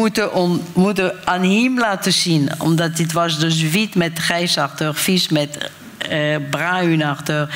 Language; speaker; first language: Dutch; non-native, fluent; French